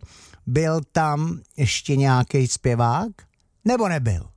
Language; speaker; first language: Czech; native; Czech